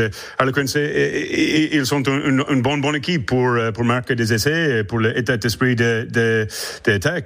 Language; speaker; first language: French; non-native, learner; English